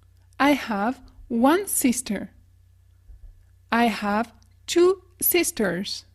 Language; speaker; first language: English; non-native, fluent; French